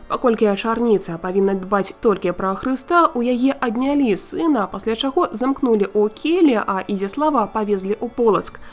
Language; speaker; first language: Belarusian; native; Belarusian